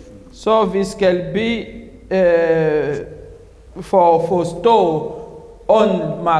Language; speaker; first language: Danish; non-native, fluent; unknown